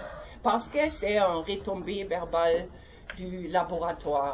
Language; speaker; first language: French; non-native, learner; German